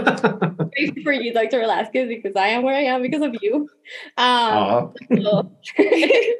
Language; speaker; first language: English; non-native, fluent; Spanish